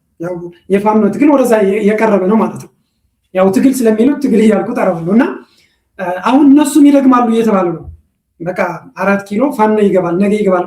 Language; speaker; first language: Amharic; non-native, local second language; Tigrinya